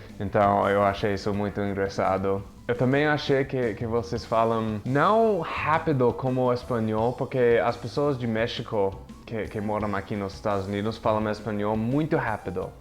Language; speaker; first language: Portuguese; non-native, fluent; English